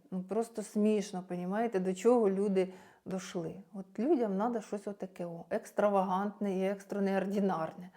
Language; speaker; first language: Ukrainian; native; Ukrainian